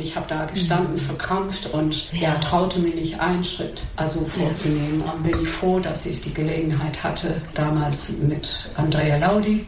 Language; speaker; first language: German; non-native, fluent; English